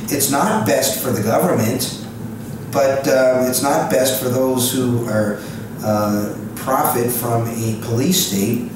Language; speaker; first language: English; native; English